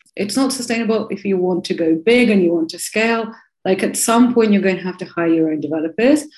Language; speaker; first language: English; non-native, fluent; Russian